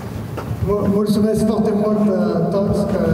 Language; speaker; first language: Romanian; non-native, learner; French